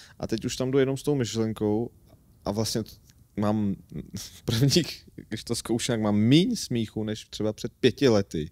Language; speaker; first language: Czech; non-native, fluent; Armenian